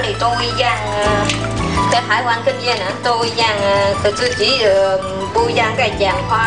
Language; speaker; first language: Chinese; non-native, learner; Vietnamese